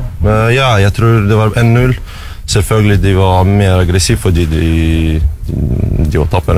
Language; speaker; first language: Norwegian; non-native, learner; Russian